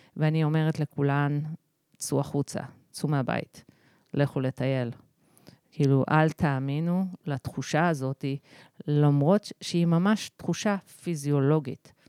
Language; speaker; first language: Hebrew; early bilingual, other home language; English